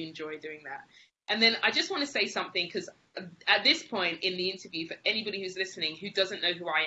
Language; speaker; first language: English; native; English